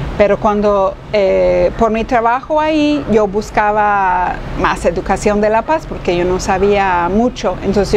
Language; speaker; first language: Spanish; non-native, fluent; English